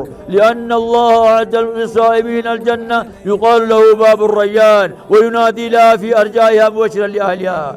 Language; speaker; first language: Arabic; non-native, fluent; Oromo